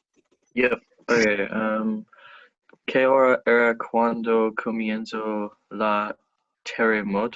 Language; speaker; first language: Spanish; non-native, learner; English